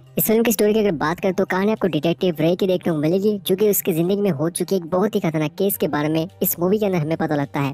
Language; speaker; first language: Hindi; native; Hindi